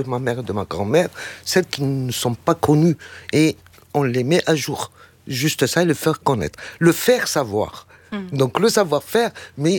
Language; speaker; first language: French; non-native, local second language; Arabic